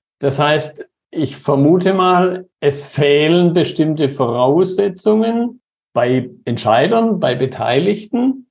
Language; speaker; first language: German; native; German